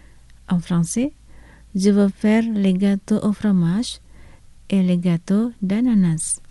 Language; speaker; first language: French; non-native, fluent; Indonesian